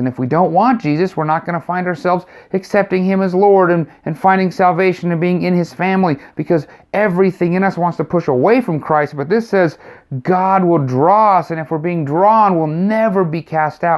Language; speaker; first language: English; native; English